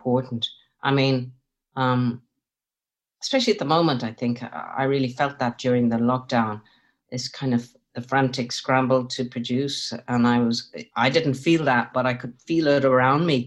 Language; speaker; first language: English; native; English